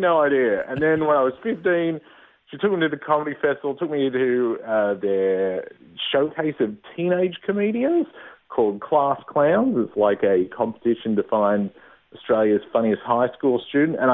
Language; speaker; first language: English; native; English